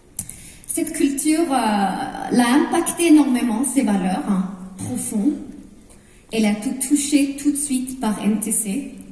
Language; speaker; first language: French; non-native, fluent; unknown